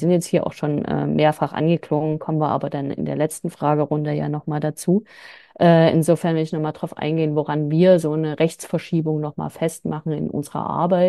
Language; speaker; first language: German; native; German